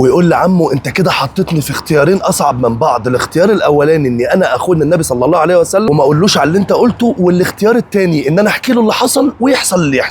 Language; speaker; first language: Arabic; native; Arabic